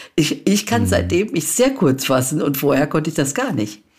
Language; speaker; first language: German; native; German